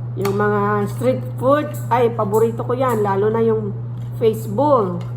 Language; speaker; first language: Filipino; non-native, local second language; Waray